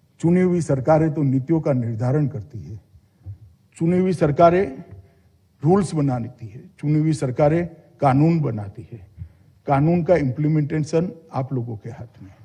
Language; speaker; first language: Hindi; non-native, local second language; Gujarati